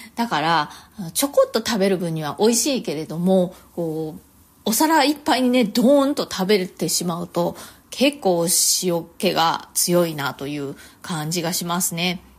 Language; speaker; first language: Japanese; native; Japanese